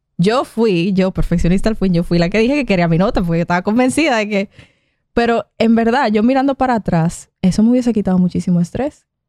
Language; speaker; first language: Spanish; native; Spanish